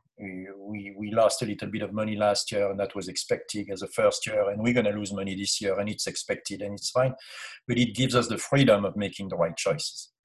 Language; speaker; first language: English; non-native, fluent; French